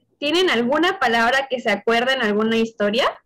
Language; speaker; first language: Spanish; native; Spanish